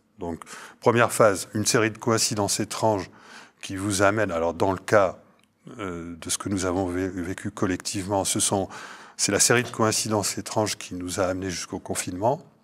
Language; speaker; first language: French; native; French